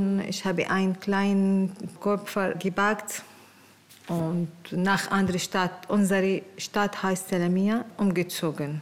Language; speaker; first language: German; non-native, learner; Arabic